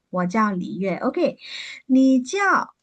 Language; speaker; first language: Chinese; non-native, fluent; Burmese